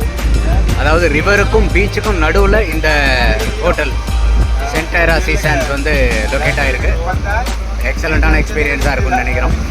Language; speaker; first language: Tamil; native; Tamil